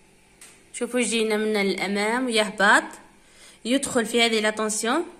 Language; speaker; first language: Arabic; native; Arabic